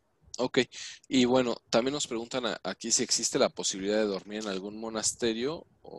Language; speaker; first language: Spanish; native; Spanish